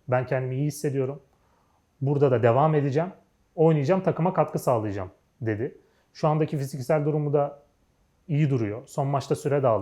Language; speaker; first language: Turkish; native; Turkish